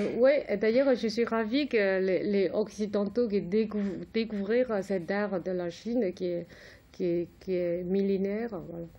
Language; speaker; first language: French; non-native, fluent; Chinese